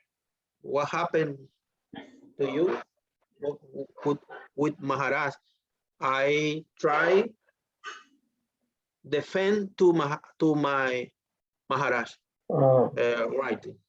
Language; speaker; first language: English; non-native, learner; Spanish